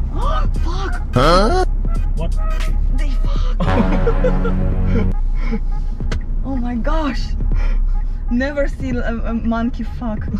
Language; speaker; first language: English; non-native, learner; Russian